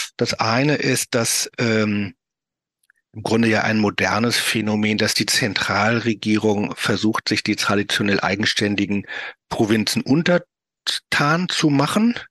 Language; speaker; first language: German; native; German